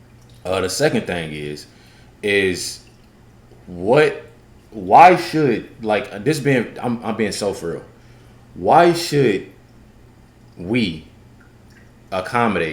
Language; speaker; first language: English; native; English